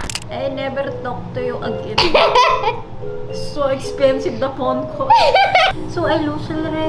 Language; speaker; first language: English; non-native, local second language; Filipino